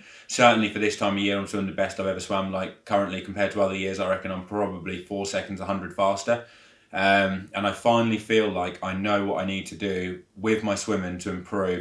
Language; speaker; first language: English; native; English